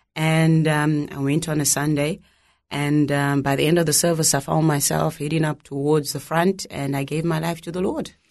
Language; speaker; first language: English; non-native, local second language; Shona